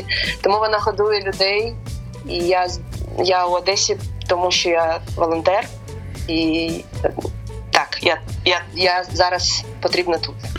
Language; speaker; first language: Ukrainian; non-native, local second language; Russian